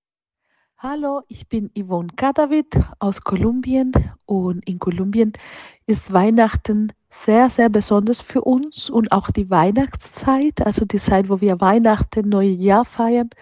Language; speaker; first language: German; non-native, fluent; Spanish